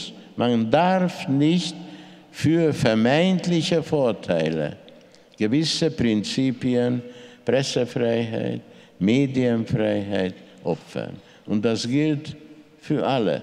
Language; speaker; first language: German; non-native, fluent; Hungarian